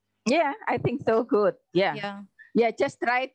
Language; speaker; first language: English; non-native, learner; Indonesian